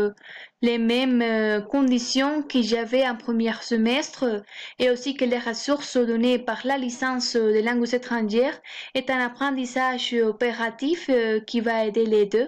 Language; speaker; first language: French; non-native, fluent; Spanish